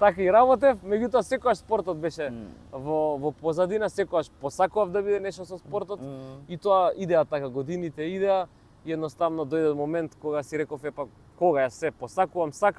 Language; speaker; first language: Macedonian; native; Macedonian